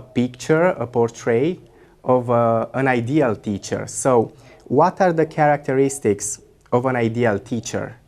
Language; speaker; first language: English; non-native, fluent; Romanian